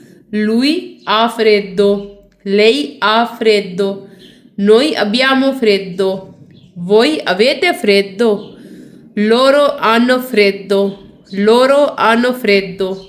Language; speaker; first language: Italian; non-native, fluent; Urdu